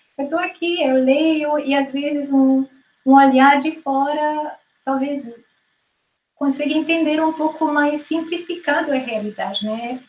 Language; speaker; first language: Portuguese; non-native, fluent; Hungarian